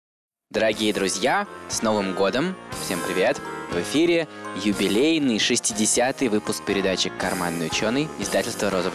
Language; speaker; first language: Russian; native; Russian